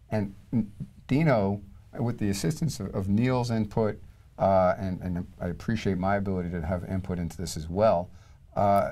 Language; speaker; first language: English; native; English